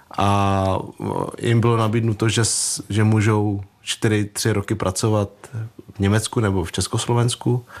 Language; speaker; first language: Czech; early bilingual, other home language; Vietnamese